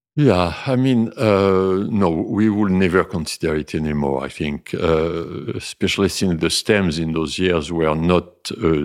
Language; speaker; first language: English; non-native, fluent; French